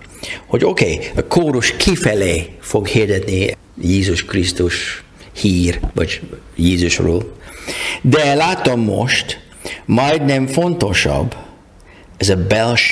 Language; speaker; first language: Hungarian; non-native, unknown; English